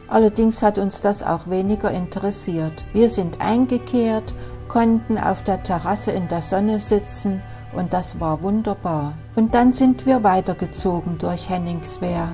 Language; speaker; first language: German; native; German